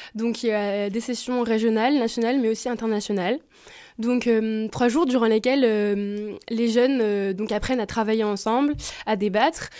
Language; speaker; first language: French; native; French